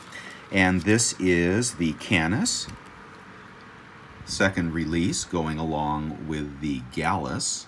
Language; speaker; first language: English; native; English